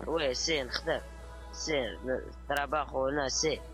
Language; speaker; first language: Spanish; non-native, learner; Arabic